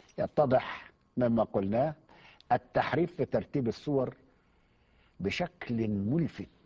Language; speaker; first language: Arabic; native; Arabic